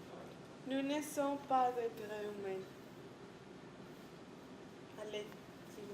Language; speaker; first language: French; non-native, learner; Spanish